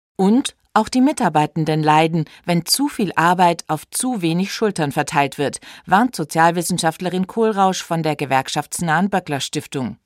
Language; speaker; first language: German; native; German